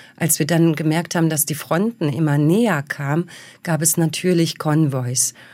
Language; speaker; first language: German; early bilingual, other home language; Bosnian